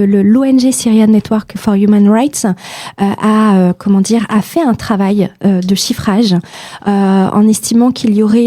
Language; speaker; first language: French; native; French